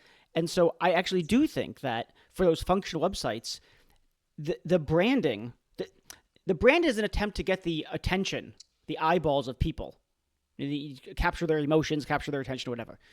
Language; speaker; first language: English; native; English